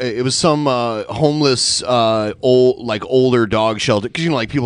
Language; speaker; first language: English; native; English